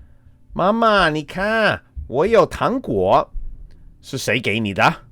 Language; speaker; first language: Chinese; non-native, fluent; English